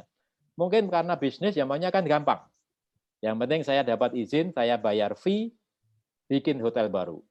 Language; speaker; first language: Indonesian; native; Indonesian